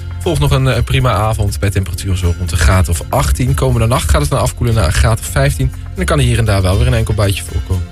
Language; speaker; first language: Dutch; native; Dutch